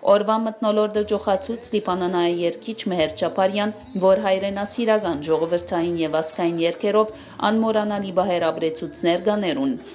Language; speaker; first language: Armenian; early bilingual, heritage; Armenian